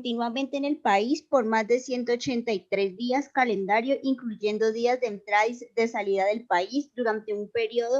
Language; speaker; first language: Spanish; native; Spanish